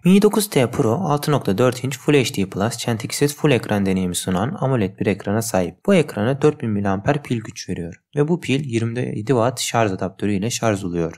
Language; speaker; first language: Turkish; native; Turkish